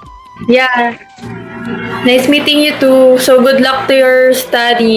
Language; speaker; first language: English; non-native, local second language; Filipino